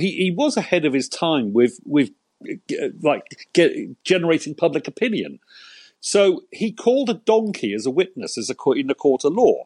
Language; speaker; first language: English; native; English